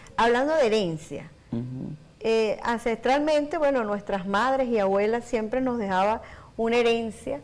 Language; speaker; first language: Spanish; native; Spanish